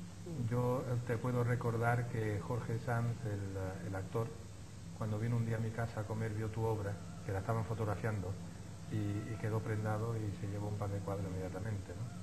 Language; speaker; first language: Spanish; native; Spanish